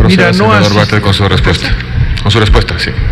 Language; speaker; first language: Spanish; native; Spanish